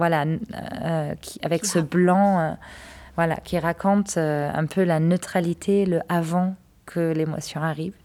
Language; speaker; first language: French; non-native, fluent; German